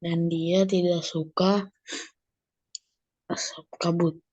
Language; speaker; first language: Indonesian; non-native, learner; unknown